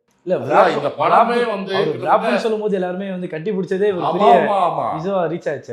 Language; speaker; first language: Tamil; native; Tamil